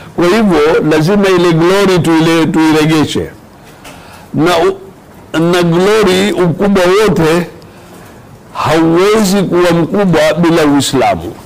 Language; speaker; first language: Swahili; native; Swahili